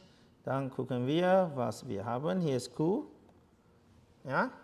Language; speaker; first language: German; non-native, learner; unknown